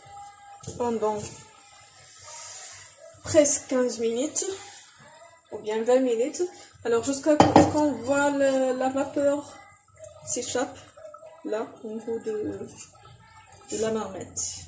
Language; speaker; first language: French; non-native, local second language; Arabic